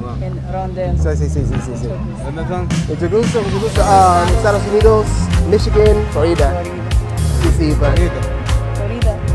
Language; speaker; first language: Spanish; non-native, learner; English